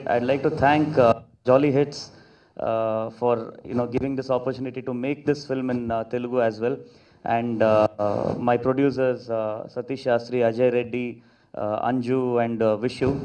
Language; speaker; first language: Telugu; non-native, learner; Kannada